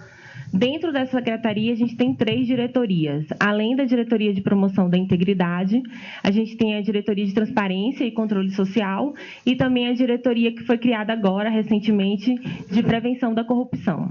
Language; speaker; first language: Portuguese; native; Portuguese